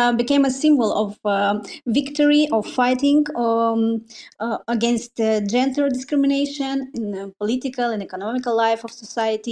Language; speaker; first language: English; non-native, fluent; Romanian